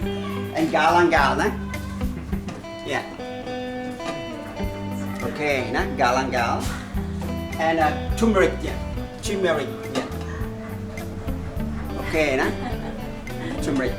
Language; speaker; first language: English; non-native, learner; Khmer